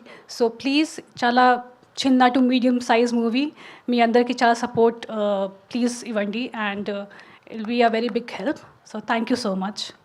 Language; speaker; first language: Telugu; non-native, local second language; Hindi